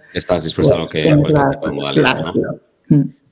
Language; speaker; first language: Spanish; native; Spanish